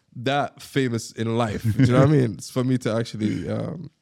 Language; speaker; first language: English; non-native, fluent; Arabic